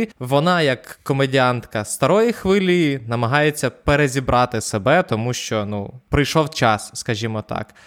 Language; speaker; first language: Ukrainian; native; Ukrainian